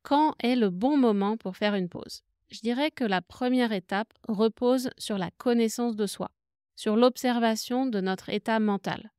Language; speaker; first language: French; native; French